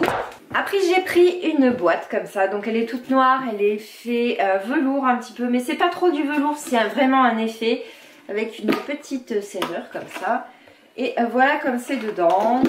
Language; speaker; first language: French; native; French